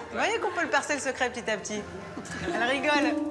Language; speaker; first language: French; native; French